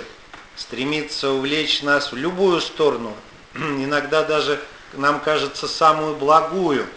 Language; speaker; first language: Russian; native; Russian